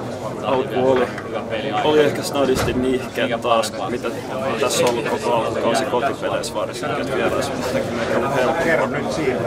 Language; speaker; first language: Finnish; native; Finnish